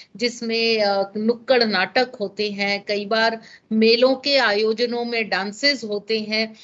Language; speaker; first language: Hindi; non-native, local second language; Gujarati